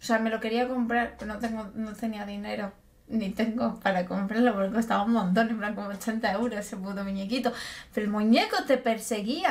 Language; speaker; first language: Spanish; native; Spanish